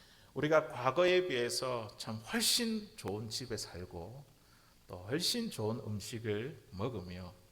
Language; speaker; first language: Korean; native; Korean